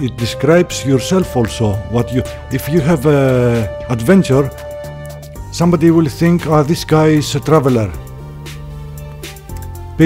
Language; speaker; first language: English; non-native, learner; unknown